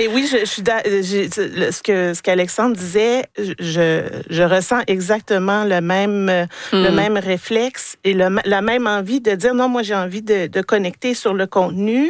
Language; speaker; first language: French; native; French